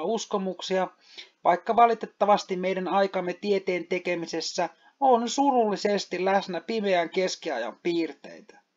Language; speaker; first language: Finnish; native; Finnish